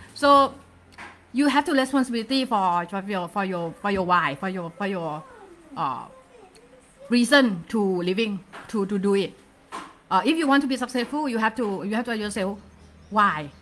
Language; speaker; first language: English; non-native, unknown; Thai